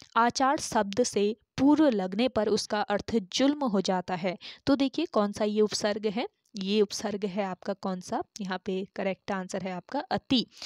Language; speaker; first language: Hindi; native; Hindi